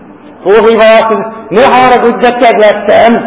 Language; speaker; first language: Hungarian; non-native, fluent; English